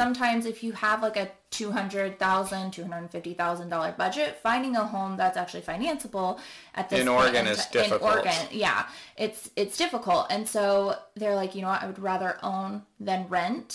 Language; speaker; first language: English; native; English